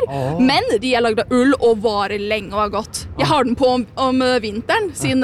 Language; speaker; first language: Norwegian; native; Norwegian